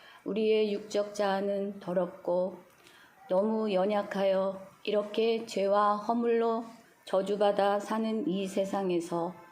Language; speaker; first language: Korean; native; Korean